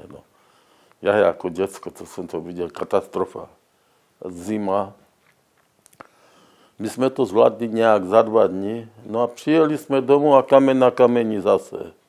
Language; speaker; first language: Czech; non-native, local second language; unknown